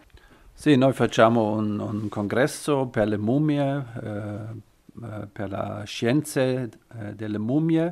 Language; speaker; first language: Italian; non-native, learner; German